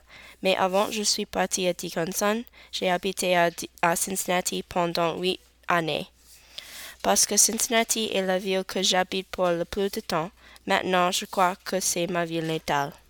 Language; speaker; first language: French; non-native, learner; English